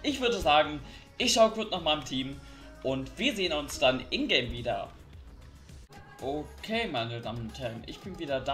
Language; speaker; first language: German; native; German